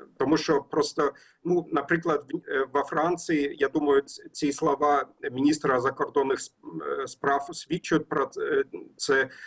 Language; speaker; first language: Ukrainian; non-native, learner; German